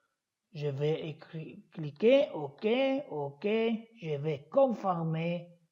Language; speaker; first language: French; non-native, learner; Italian